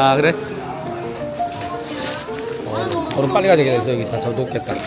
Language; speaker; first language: Korean; native; Korean